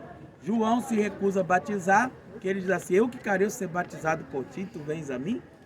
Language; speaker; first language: Portuguese; native; Portuguese